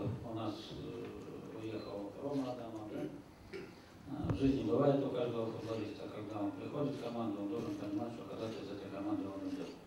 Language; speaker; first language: Russian; native; Russian